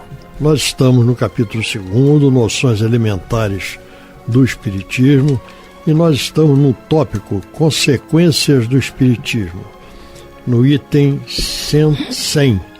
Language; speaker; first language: Portuguese; native; Portuguese